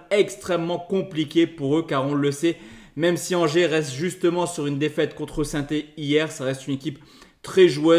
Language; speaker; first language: French; native; French